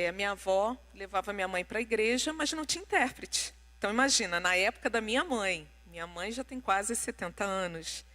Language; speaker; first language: Portuguese; non-native, local second language; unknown